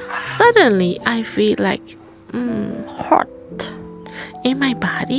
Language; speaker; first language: English; non-native, learner; Burmese